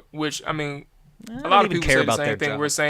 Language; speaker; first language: English; native; English